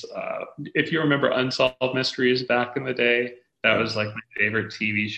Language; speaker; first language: English; native; English